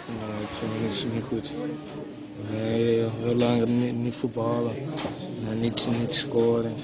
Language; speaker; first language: Dutch; non-native, learner; Portuguese